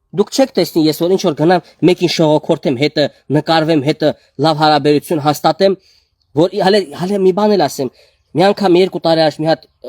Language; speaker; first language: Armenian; native; Armenian